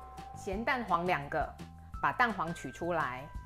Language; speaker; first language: Chinese; native; Chinese